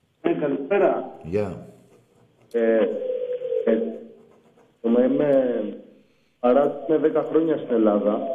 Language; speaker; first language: Greek; non-native, learner; Urdu